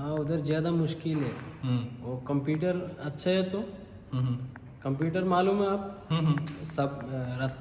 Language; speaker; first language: Hindi; non-native, learner; Bangla